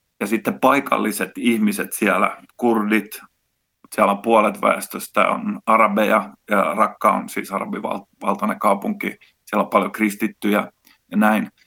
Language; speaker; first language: Finnish; native; Finnish